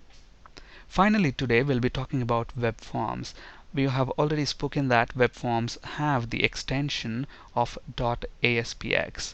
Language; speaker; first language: English; non-native, local second language; Telugu